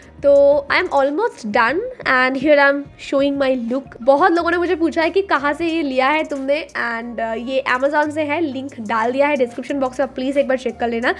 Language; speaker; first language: Hindi; non-native, local second language; Bangla